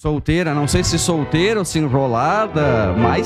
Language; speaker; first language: Portuguese; native; Portuguese